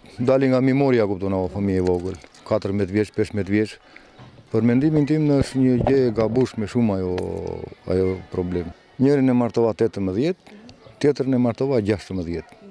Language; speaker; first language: Albanian; non-native, local second language; Romany